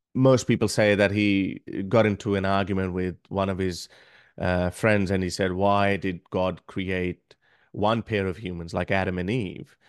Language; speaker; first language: English; non-native, local second language; Urdu